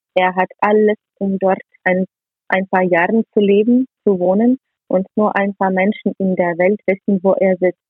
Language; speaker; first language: German; non-native, learner; Ukrainian